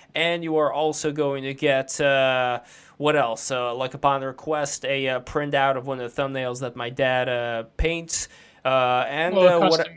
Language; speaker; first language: English; non-native, fluent; Russian